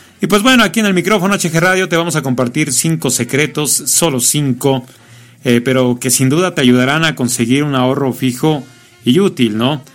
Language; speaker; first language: Spanish; native; Spanish